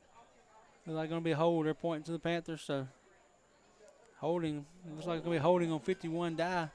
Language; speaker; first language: English; native; English